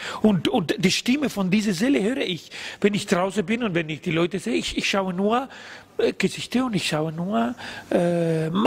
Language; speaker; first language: German; non-native, learner; Spanish